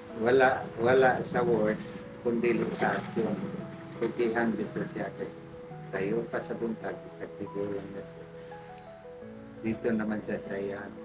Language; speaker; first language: Cebuano; non-native, local second language; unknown